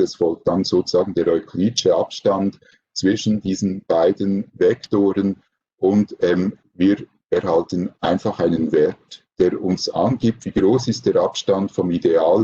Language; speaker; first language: German; native; German